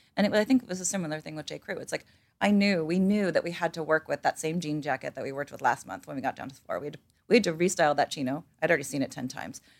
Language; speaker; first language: English; native; English